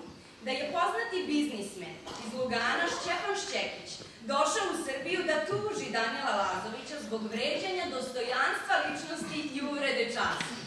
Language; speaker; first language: Serbian; native; Serbian